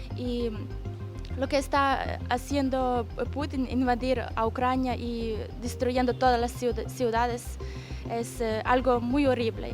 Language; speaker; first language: Spanish; non-native, fluent; Ukrainian